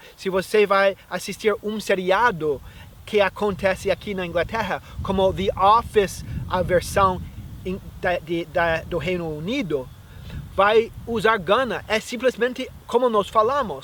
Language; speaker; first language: Portuguese; non-native, fluent; English